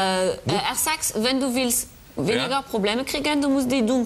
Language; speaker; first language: German; non-native, learner; French